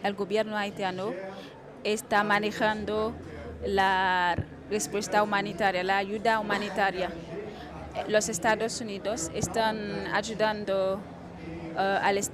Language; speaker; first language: Spanish; non-native, fluent; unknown